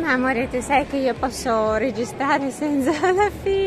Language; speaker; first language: Italian; non-native, learner; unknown